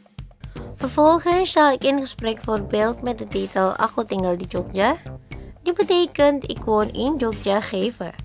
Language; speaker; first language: Dutch; non-native, learner; Indonesian